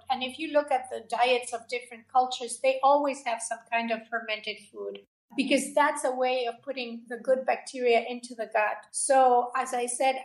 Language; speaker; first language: English; non-native, fluent; Spanish